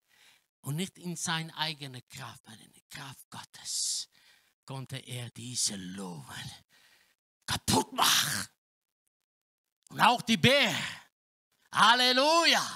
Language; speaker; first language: German; non-native, learner; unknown